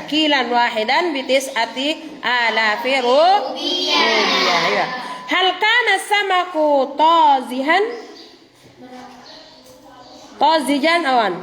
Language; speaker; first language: Arabic; non-native, fluent; Indonesian